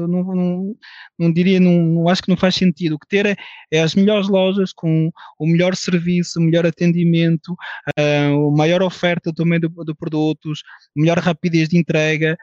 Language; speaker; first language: Portuguese; early bilingual, heritage; French